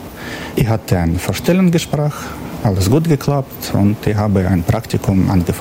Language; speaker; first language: German; non-native, learner; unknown